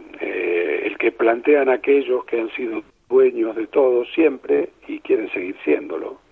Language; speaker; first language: Spanish; native; Spanish